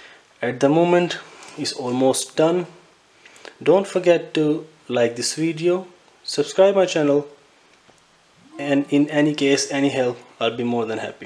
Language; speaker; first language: English; non-native, fluent; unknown